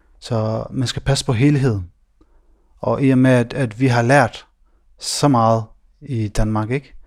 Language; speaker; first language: Danish; early bilingual, other home language; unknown